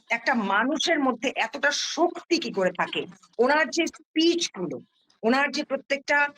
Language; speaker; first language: Bangla; early bilingual, heritage; Bangla